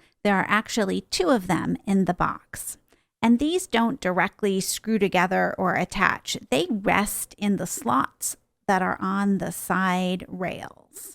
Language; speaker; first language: English; native; English